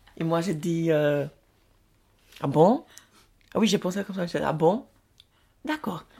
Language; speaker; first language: French; non-native, learner; Portuguese